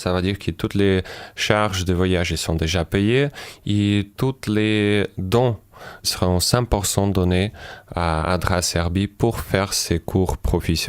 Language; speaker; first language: French; non-native, fluent; Ukrainian